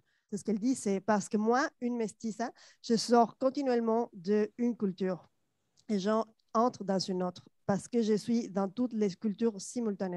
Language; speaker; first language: French; non-native, fluent; Spanish